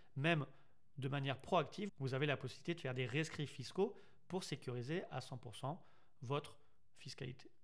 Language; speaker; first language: French; native; French